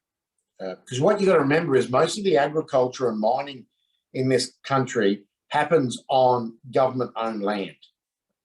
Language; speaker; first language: English; native; English